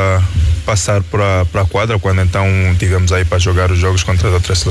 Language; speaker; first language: Portuguese; native; Portuguese